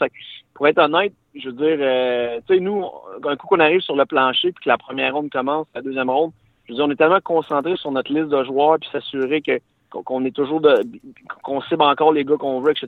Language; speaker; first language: French; native; French